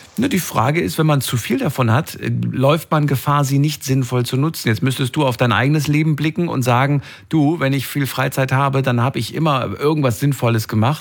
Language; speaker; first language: German; native; German